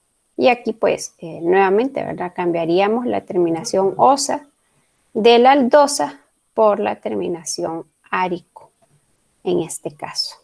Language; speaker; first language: Spanish; native; Spanish